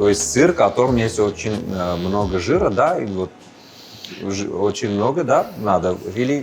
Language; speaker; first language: Russian; non-native, fluent; Armenian